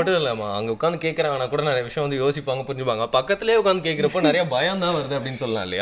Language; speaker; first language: Tamil; native; Tamil